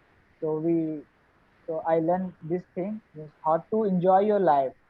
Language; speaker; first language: English; non-native, learner; Hindi